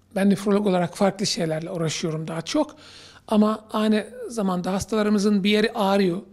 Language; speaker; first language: Turkish; non-native, fluent; Arabic